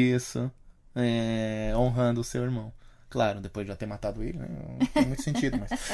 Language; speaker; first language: Portuguese; native; Portuguese